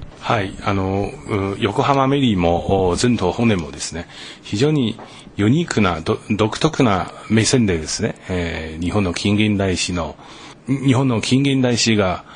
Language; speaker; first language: Japanese; non-native, fluent; Chinese